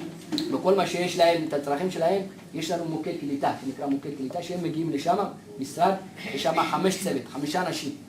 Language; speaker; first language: Hebrew; non-native, fluent; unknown